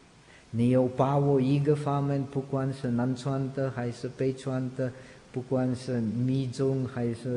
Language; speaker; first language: Chinese; non-native, fluent; Czech